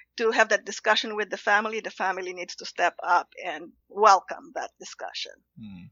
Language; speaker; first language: English; non-native, local second language; Filipino